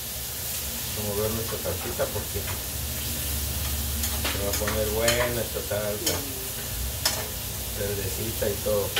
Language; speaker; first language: Spanish; native; Spanish